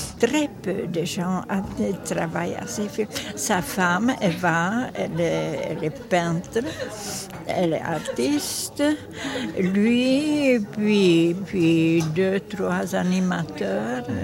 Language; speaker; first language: French; non-native, fluent; Czech